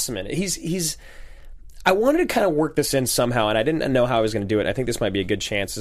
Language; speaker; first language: English; native; English